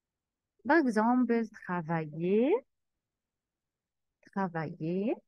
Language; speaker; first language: French; non-native, fluent; Arabic